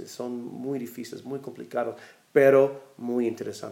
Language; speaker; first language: Spanish; non-native, fluent; English